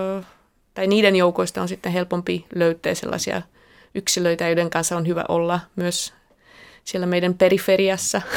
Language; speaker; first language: Finnish; non-native, fluent; Slovak